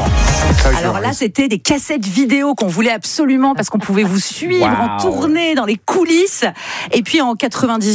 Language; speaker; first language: French; native; French